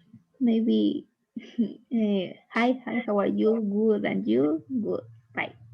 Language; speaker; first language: English; non-native, learner; Spanish